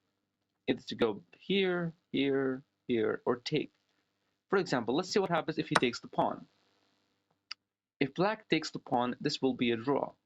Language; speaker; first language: English; non-native, fluent; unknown